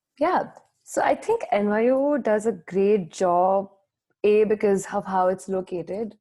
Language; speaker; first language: English; non-native, local second language; Hindi